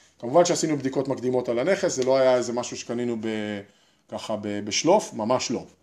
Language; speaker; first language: Hebrew; native; Hebrew